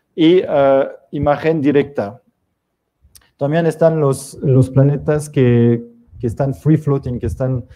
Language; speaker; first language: Spanish; non-native, fluent; French